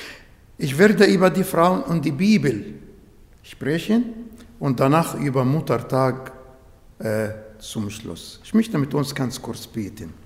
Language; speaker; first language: German; non-native, learner; Arabic